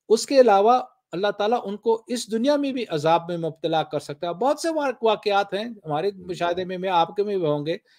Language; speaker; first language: Urdu; non-native, local second language; Pashto